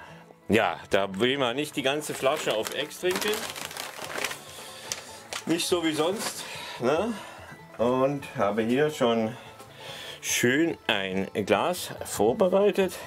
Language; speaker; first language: German; native; German